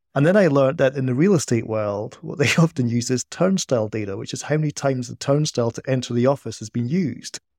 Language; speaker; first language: English; native; English